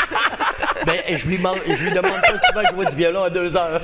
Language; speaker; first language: French; native; French